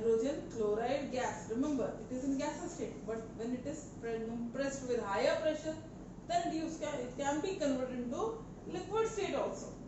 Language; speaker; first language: English; non-native, local second language; Hindi